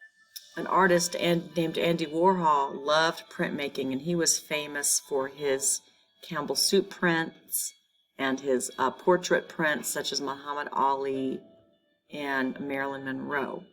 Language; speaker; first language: English; native; English